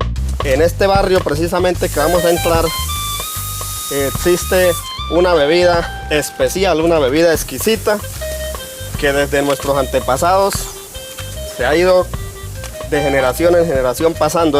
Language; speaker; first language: Spanish; native; Spanish